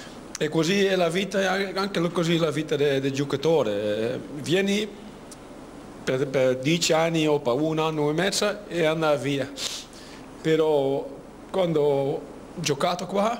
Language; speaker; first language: Italian; non-native, learner; Dutch